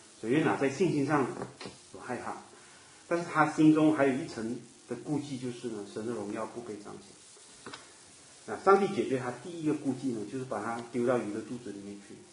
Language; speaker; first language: Chinese; native; Chinese